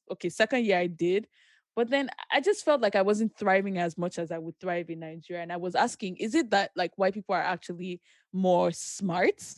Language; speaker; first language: English; non-native, local second language; Yoruba